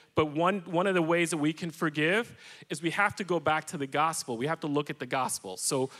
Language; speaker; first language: English; native; English